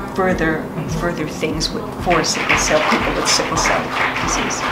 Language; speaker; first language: English; native; English